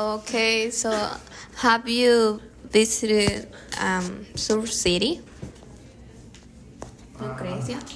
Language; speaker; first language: English; non-native, learner; Spanish